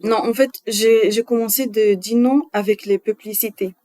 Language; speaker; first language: French; non-native, learner; Arabic